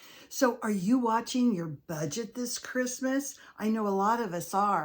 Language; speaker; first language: English; native; English